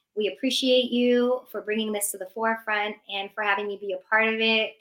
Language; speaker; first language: English; early bilingual, other home language; Persian